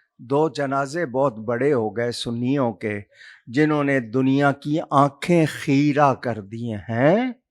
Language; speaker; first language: Urdu; non-native, local second language; Punjabi